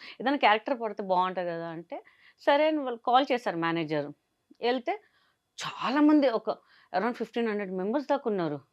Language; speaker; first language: Telugu; non-native, local second language; Hindi